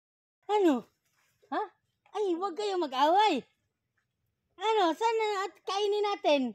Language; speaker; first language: Filipino; non-native, local second language; Cebuano